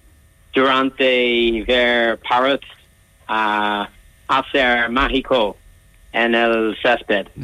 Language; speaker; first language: Spanish; non-native, learner; English